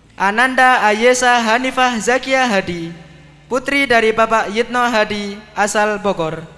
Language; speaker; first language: Indonesian; native; Indonesian